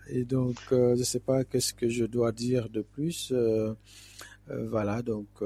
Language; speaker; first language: French; non-native, local second language; Fula